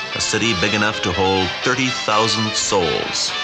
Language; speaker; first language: English; native; English